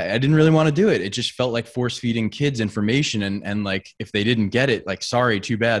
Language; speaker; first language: English; native; English